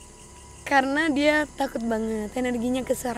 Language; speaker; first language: Indonesian; native; Indonesian